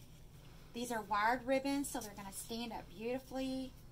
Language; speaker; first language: English; native; English